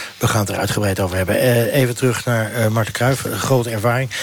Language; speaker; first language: Dutch; native; Dutch